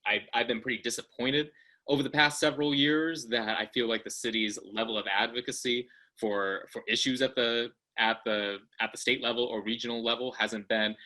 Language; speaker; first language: English; native; English